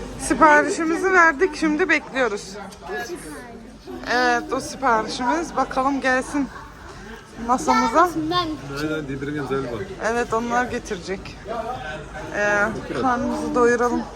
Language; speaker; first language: Turkish; early bilingual, heritage; Turkish